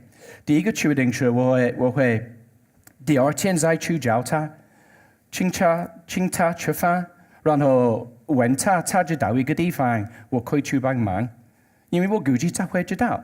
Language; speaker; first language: Chinese; non-native, learner; English